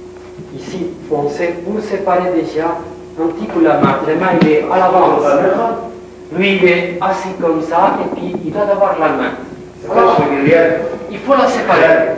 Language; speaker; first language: French; non-native, learner; Spanish